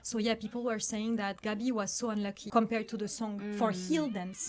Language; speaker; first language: English; non-native, fluent; French